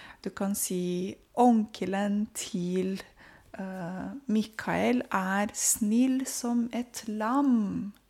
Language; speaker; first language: Norwegian; non-native, fluent; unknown